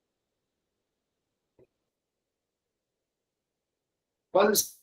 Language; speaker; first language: Portuguese; early bilingual, other home language; Korean